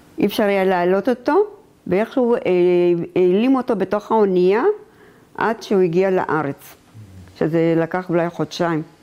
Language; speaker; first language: Hebrew; native; Hebrew